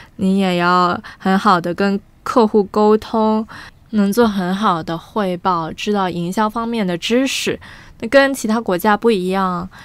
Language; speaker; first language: Chinese; non-native, fluent; Portuguese